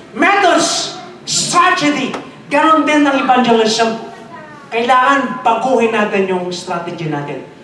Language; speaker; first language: Filipino; non-native, local second language; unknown